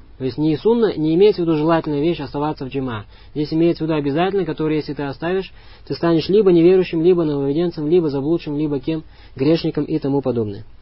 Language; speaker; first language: Russian; non-native, local second language; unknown